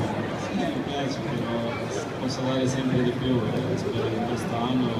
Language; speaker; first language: Italian; non-native, fluent; Serbian